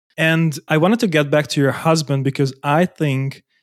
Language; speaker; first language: English; non-native, fluent; Hungarian